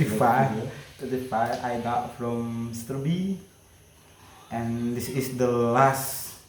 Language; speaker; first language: English; non-native, learner; Indonesian